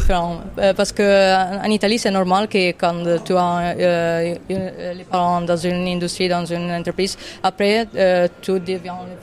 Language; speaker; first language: French; non-native, fluent; Italian